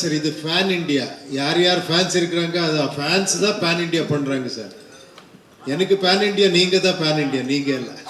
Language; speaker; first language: Tamil; non-native, fluent; Kannada